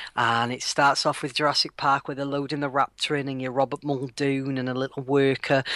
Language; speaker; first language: English; native; English